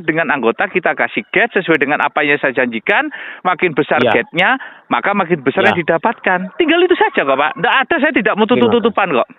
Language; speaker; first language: Indonesian; non-native, local second language; Javanese